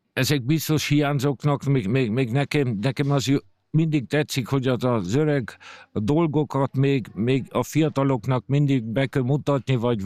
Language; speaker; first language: Hungarian; early bilingual, heritage; Hungarian